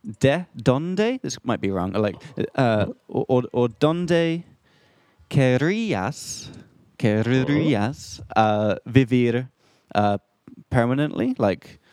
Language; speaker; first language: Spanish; non-native, learner; English